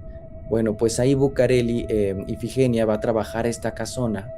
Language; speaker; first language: Spanish; native; Spanish